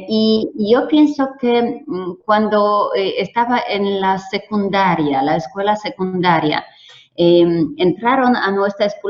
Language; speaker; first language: Spanish; non-native, fluent; Polish